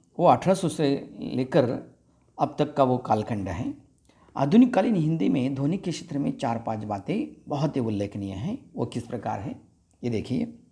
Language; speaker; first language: Hindi; non-native, local second language; Marathi